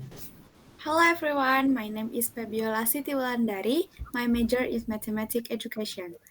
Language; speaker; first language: English; non-native, fluent; Indonesian